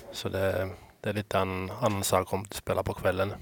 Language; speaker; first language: Swedish; non-native, local second language; Finnish